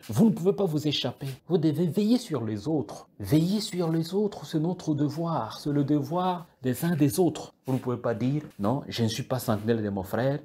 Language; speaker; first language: French; non-native, local second language; Kituba (Democratic Republic of Congo)